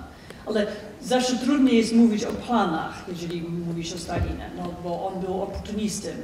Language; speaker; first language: Polish; non-native, fluent; English